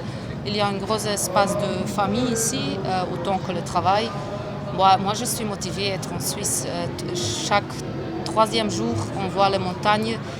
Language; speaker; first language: French; non-native, fluent; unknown